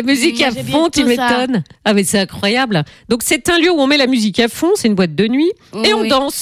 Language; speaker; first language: French; native; French